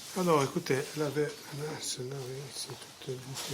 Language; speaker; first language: French; native; French